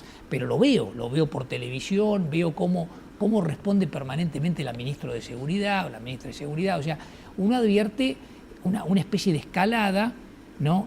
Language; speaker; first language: Spanish; native; Spanish